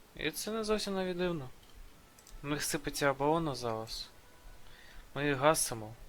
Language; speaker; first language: Ukrainian; non-native, local second language; Russian